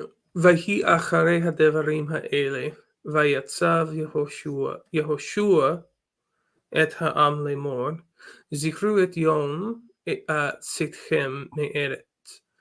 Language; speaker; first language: Hebrew; non-native, learner; English